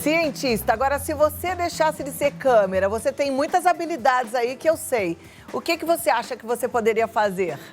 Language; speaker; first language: Portuguese; native; Portuguese